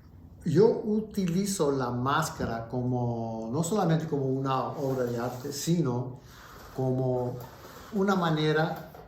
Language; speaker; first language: Spanish; early bilingual, heritage; Spanish